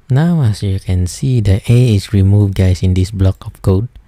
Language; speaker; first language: English; non-native, local second language; Filipino